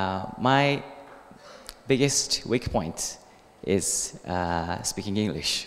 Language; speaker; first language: English; non-native, learner; Japanese